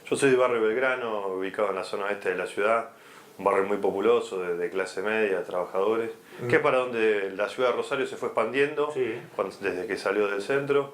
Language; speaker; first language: Spanish; native; Spanish